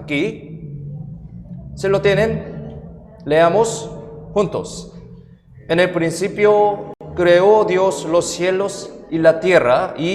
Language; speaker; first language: Spanish; non-native, fluent; Korean